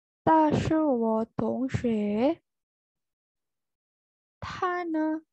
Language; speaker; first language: Chinese; non-native, fluent; Indonesian